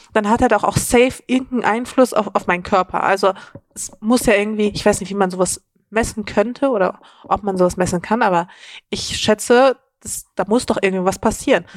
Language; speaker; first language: German; native; German